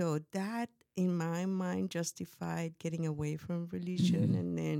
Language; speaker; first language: English; non-native, fluent; Spanish